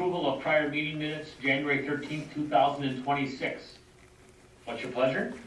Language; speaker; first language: English; native; English